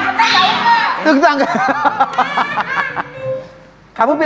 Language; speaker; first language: Indonesian; native; Indonesian